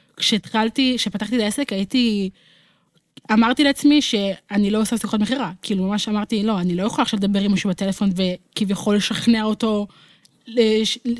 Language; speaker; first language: Hebrew; native; Hebrew